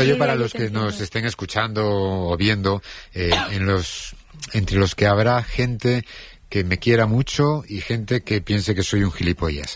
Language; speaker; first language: Spanish; native; Spanish